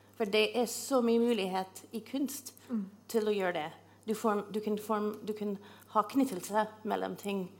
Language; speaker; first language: Norwegian; non-native, fluent; English